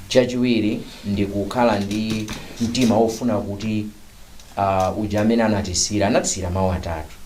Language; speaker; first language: Nyanja; native; Nyanja